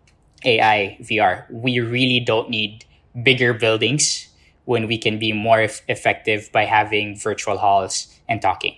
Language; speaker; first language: English; non-native, local second language; Filipino